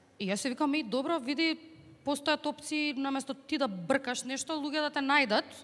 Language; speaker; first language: Macedonian; native; Macedonian